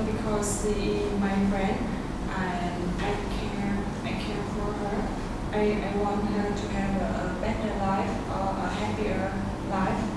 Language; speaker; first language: English; non-native, learner; Vietnamese